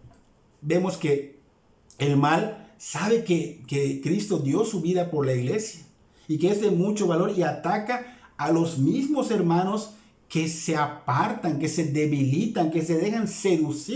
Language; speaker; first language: Spanish; native; Spanish